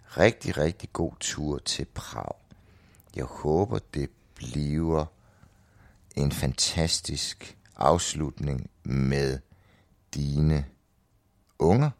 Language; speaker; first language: Danish; native; Danish